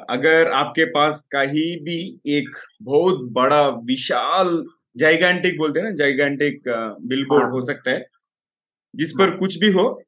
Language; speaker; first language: Hindi; native; Hindi